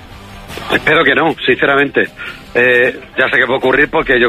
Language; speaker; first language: Spanish; native; Spanish